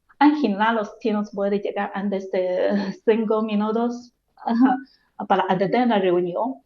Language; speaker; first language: Spanish; non-native, fluent; Chinese